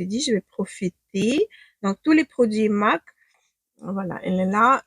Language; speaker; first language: French; non-native, fluent; Ukrainian